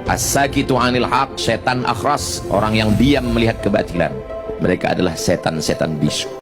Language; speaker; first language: Indonesian; native; Indonesian